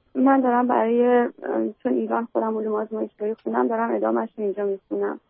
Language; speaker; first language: Persian; native; Persian